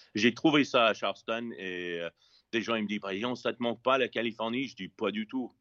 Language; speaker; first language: French; non-native, fluent; English